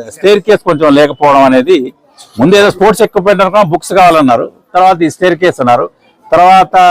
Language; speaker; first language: Telugu; non-native, local second language; Urdu